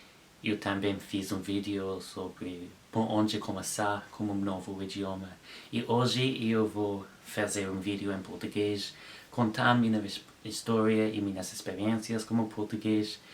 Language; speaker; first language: Portuguese; non-native, learner; English